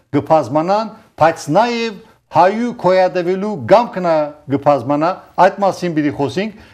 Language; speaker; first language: Armenian; early bilingual, heritage; Armenian